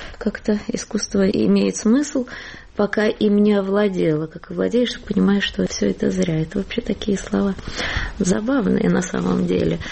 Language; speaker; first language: Russian; native; Russian